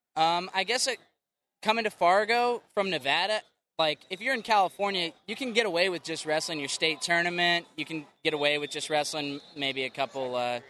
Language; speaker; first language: English; native; English